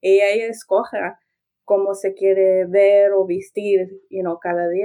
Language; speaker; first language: Spanish; early bilingual, heritage; Spanish